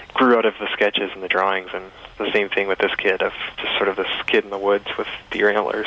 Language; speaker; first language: English; native; English